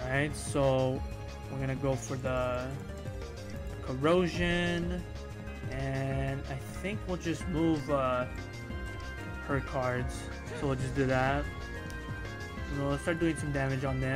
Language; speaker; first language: English; native; English